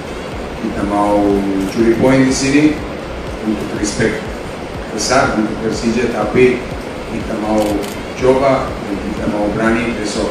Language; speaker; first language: Indonesian; non-native, fluent; Serbian